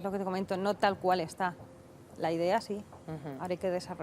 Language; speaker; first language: Spanish; native; Spanish